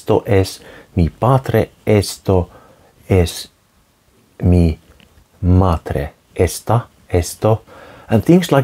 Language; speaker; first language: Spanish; non-native, learner; Finnish